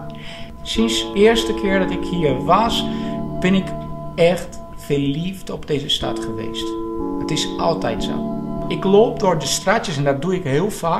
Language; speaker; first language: Dutch; non-native, fluent; Portuguese